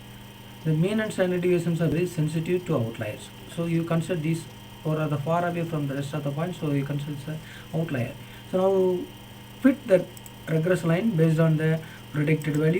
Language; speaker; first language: English; non-native, local second language; Tamil